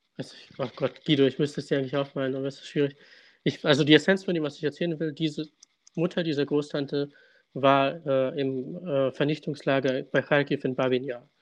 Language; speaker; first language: German; early bilingual, other home language; Russian